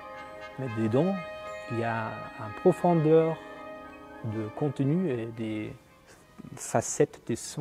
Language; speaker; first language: French; non-native, fluent; German